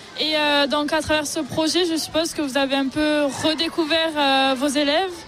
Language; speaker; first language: French; native; French